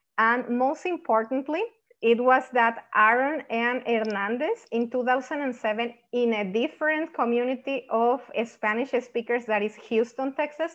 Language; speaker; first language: English; non-native, fluent; Spanish